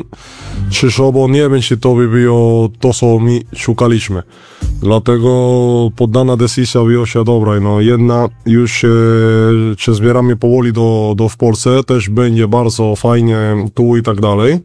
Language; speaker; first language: Polish; non-native, learner; Spanish